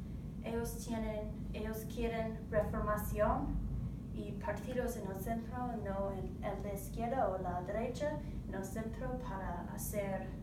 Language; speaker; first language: Spanish; non-native, learner; English